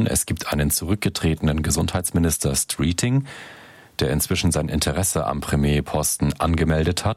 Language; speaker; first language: German; native; German